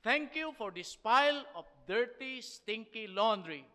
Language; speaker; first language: English; non-native, local second language; Filipino